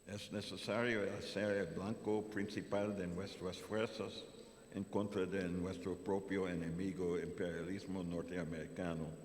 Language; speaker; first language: Spanish; non-native, fluent; English